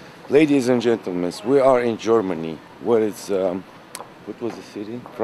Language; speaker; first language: English; non-native, fluent; Armenian